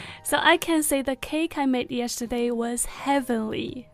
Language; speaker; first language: English; non-native, fluent; Chinese